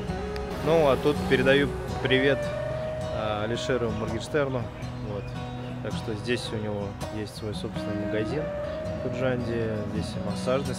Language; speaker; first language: Russian; native; Russian